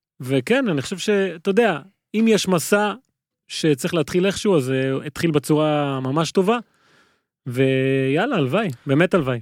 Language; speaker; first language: Hebrew; native; Hebrew